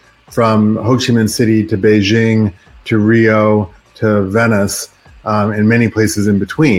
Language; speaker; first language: English; native; English